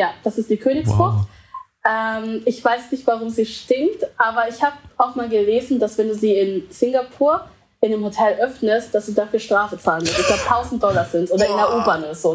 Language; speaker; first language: German; early bilingual, other home language; Vietnamese